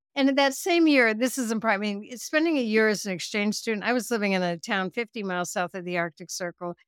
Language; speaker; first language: English; native; English